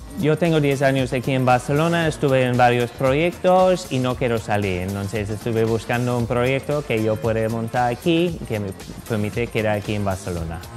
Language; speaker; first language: Spanish; non-native, fluent; English